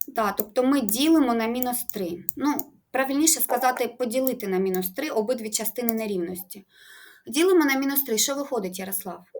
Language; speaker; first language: Ukrainian; native; Ukrainian